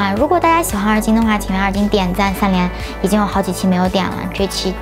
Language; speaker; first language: Chinese; native; Chinese